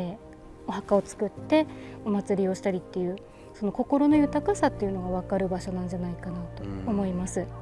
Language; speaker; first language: Japanese; native; Japanese